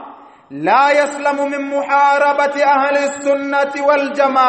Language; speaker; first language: Arabic; non-native, fluent; Swahili